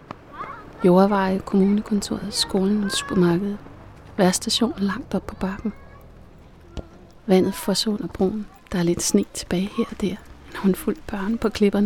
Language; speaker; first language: Danish; native; Danish